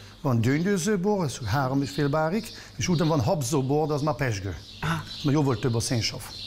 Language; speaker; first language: Hungarian; non-native, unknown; German